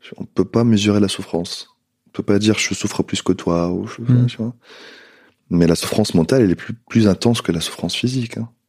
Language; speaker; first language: French; non-native, local second language; Arabic